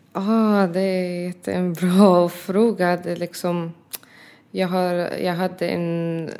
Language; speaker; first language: Swedish; non-native, learner; Arabic